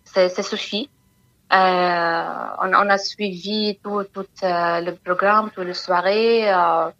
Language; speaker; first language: French; non-native, fluent; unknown